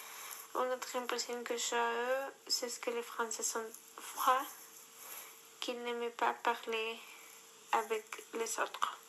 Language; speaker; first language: French; non-native, learner; Spanish